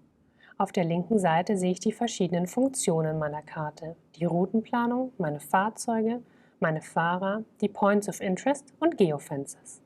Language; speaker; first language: German; native; German